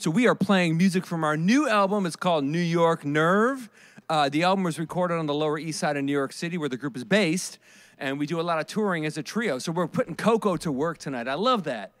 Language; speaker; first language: English; native; English